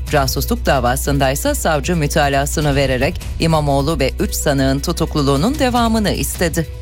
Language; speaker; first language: Turkish; native; Turkish